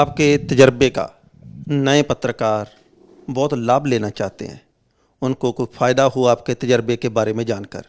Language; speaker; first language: Hindi; non-native, local second language; Punjabi